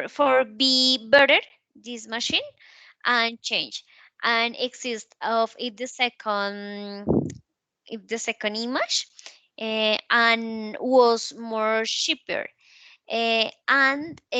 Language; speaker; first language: English; non-native, learner; Spanish